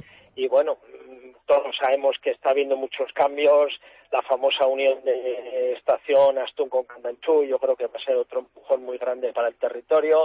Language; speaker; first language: Spanish; native; Spanish